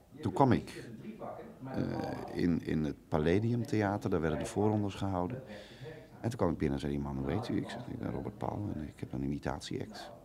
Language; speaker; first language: Dutch; native; Dutch